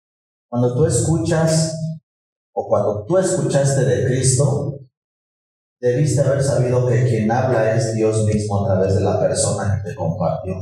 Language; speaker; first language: Spanish; native; Spanish